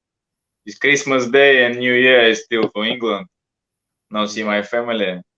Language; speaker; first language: English; non-native, learner; Russian